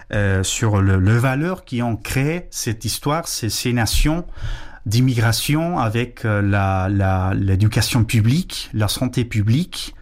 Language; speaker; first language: French; non-native, fluent; Spanish